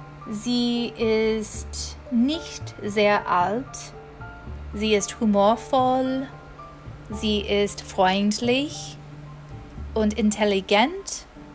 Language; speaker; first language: German; non-native, fluent; English